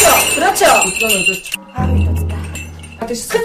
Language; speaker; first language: Korean; native; Korean